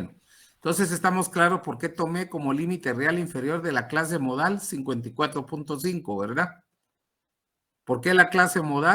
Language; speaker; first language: Spanish; native; Spanish